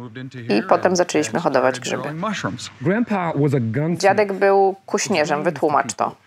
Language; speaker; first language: Polish; native; Polish